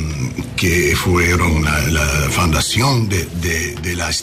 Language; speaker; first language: Spanish; non-native, learner; English